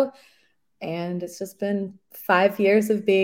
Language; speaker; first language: English; native; English